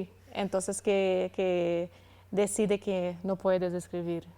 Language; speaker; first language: Spanish; non-native, learner; Portuguese